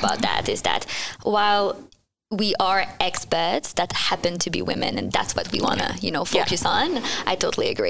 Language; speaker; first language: English; non-native, fluent; French